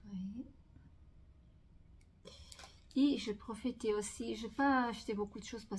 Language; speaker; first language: French; non-native, fluent; Portuguese